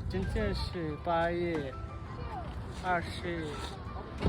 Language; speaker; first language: Chinese; non-native, fluent; Mongolian